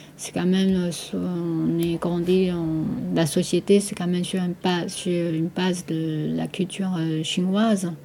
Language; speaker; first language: French; non-native, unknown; Min Nan Chinese